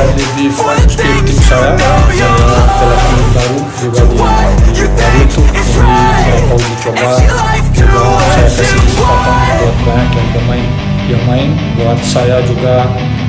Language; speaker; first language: Indonesian; non-native, fluent; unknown